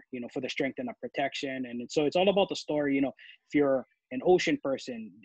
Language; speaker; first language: English; native; English